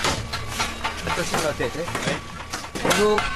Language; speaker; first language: French; native; French